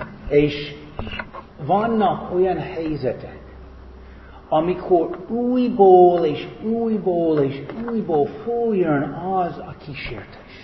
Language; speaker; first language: Hungarian; non-native, fluent; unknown